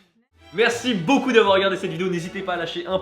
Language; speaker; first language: French; native; French